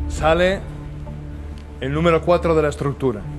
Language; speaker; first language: Spanish; native; Spanish